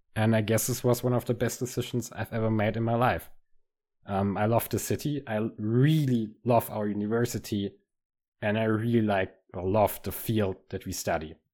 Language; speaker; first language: English; non-native, fluent; German